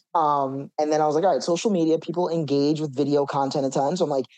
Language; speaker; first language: English; native; English